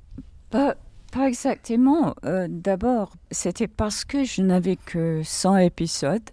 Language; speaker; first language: French; non-native, fluent; English